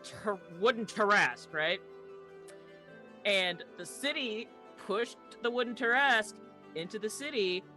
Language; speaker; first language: English; native; English